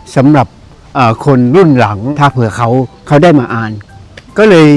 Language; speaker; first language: Thai; native; Thai